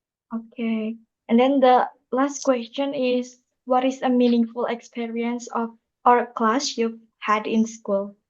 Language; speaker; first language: English; non-native, learner; Indonesian